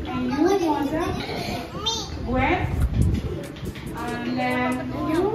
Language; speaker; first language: English; non-native, fluent; Indonesian